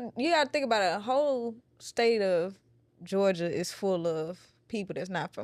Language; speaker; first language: English; native; English